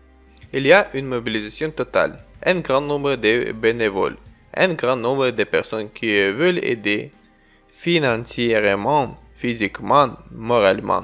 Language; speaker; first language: French; non-native, learner; Ukrainian